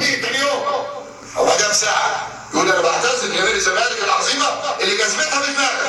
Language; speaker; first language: Arabic; native; Arabic